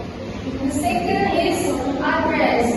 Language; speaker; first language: English; non-native, learner; Indonesian